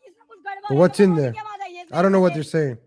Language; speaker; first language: English; native; English